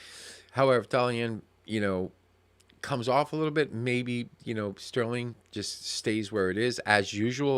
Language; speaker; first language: English; native; English